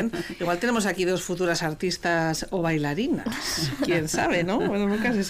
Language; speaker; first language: Spanish; native; Spanish